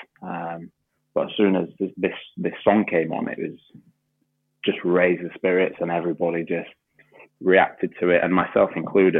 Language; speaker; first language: English; native; English